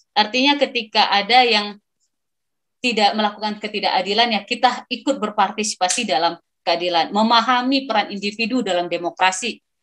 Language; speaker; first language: Indonesian; non-native, local second language; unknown